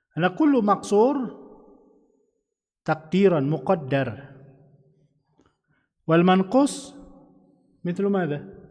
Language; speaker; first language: Arabic; non-native, fluent; Indonesian